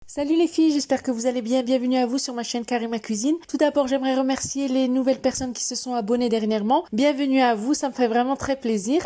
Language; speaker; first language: French; non-native, local second language; Arabic